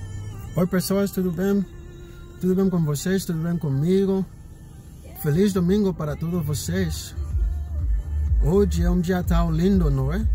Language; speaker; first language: Portuguese; non-native, learner; Haitian Creole